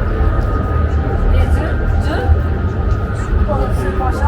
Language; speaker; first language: French; non-native, learner; Japanese